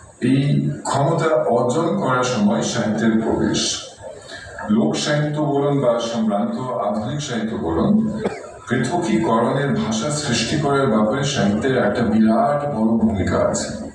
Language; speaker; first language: Bangla; non-native, fluent; German